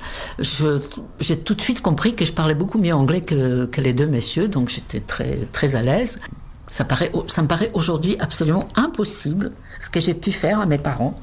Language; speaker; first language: French; non-native, fluent; Czech